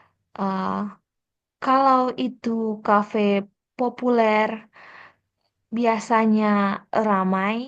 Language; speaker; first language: Indonesian; non-native, learner; Korean